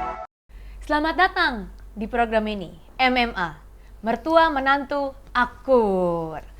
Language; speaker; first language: Indonesian; native; Indonesian